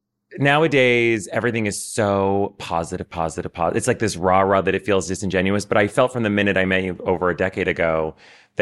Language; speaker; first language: English; native; English